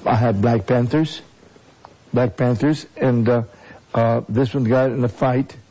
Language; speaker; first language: English; native; English